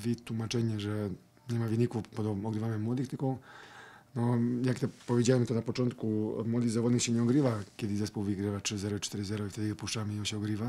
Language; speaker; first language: Polish; non-native, fluent; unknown